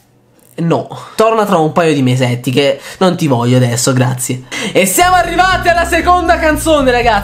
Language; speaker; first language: Italian; native; Italian